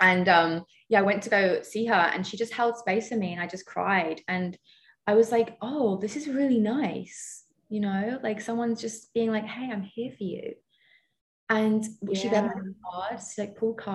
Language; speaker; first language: English; native; English